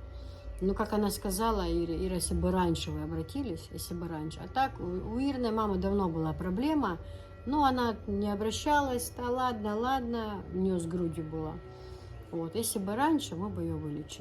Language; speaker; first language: Russian; non-native, local second language; Chechen